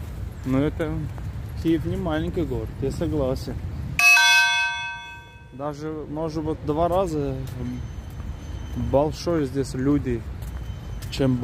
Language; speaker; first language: Russian; non-native, learner; Azerbaijani